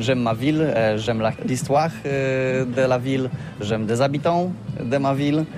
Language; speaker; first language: French; non-native, learner; Polish